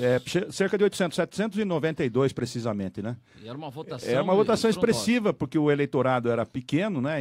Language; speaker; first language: Portuguese; native; Portuguese